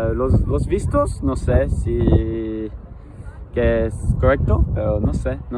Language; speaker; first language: Spanish; non-native, learner; English